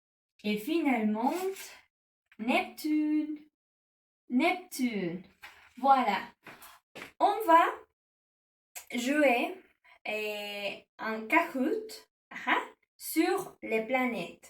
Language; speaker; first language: French; non-native, learner; Spanish